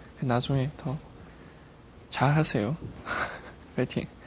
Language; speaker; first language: Korean; non-native, learner; Chinese